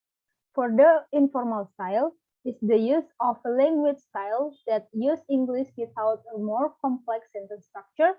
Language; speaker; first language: English; non-native, learner; Balinese